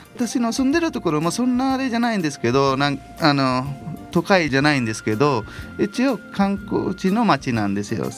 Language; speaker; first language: Japanese; non-native, fluent; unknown